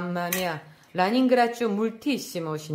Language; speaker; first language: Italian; non-native, learner; Korean